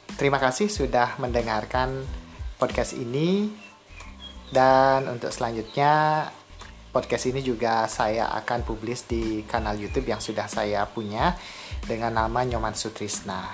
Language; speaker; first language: Indonesian; non-native, local second language; Balinese